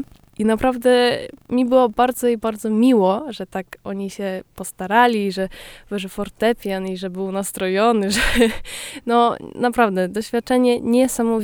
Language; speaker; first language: Polish; early bilingual, heritage; Polish